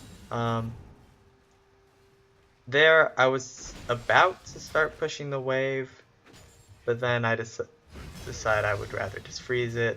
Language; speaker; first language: English; native; English